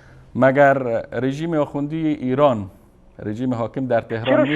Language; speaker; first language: Persian; native; Persian